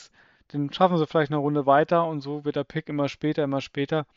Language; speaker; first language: German; native; German